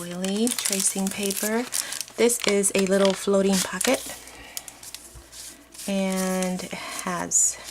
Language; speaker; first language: English; native; English